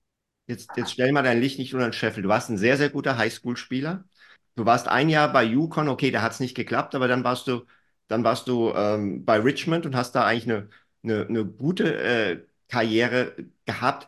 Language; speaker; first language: German; native; German